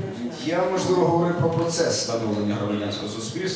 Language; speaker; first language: Ukrainian; native; Ukrainian